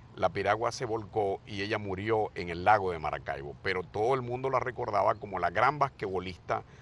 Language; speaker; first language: Spanish; native; Spanish